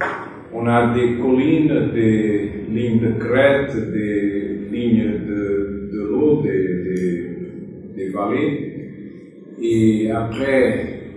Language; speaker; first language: French; non-native, fluent; Portuguese